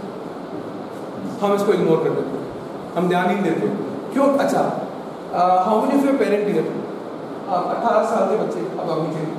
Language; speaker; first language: Hindi; native; Hindi